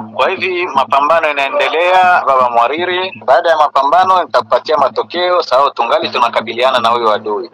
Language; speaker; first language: Swahili; native; Swahili